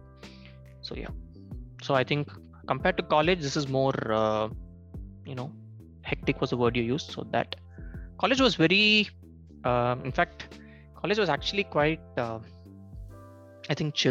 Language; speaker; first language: English; non-native, local second language; Tamil